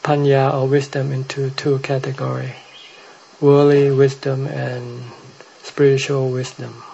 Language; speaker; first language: English; non-native, fluent; Thai